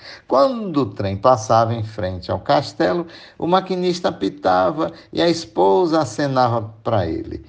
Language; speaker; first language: Portuguese; native; Portuguese